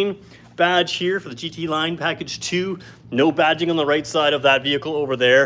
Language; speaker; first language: English; native; English